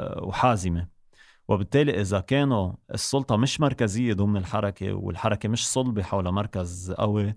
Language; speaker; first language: Arabic; native; Arabic